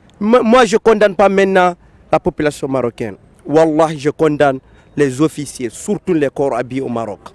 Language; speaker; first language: French; non-native, local second language; Fula